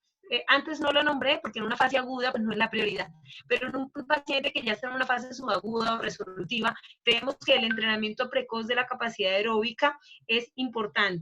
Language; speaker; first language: Spanish; native; Spanish